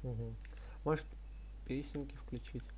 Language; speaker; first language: Russian; native; Russian